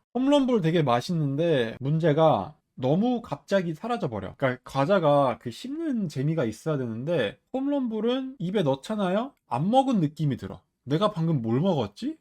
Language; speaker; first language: Korean; non-native, fluent; Finnish